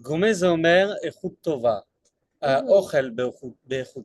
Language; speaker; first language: Hebrew; non-native, fluent; French